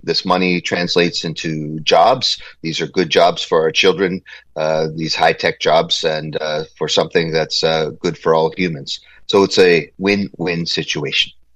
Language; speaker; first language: English; native; English